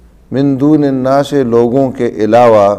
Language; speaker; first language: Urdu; native; Urdu